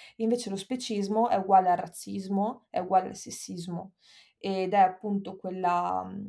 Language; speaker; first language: Italian; native; Italian